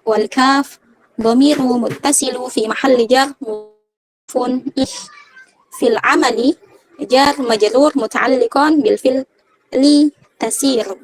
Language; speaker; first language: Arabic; non-native, learner; Indonesian